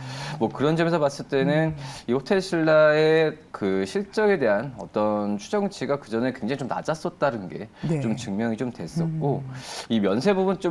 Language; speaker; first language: Korean; native; Korean